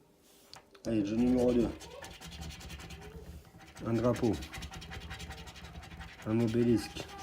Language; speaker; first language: French; native; French